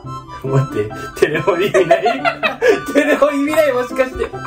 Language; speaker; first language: Japanese; native; Japanese